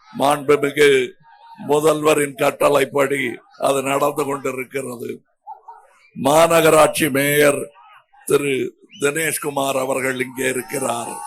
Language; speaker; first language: Tamil; native; Tamil